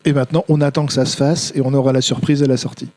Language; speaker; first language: French; native; French